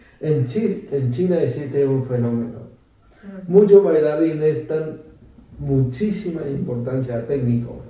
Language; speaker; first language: Spanish; non-native, fluent; Chinese